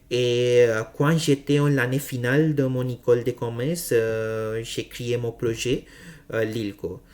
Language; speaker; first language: French; non-native, learner; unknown